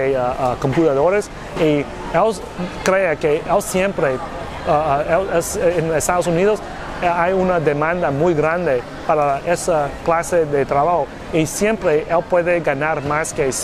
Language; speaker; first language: Spanish; non-native, learner; English